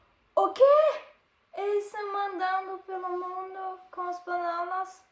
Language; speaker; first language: Portuguese; non-native, learner; German